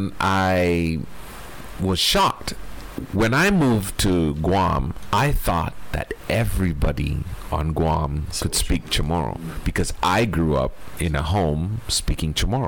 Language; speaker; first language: English; early bilingual, other home language; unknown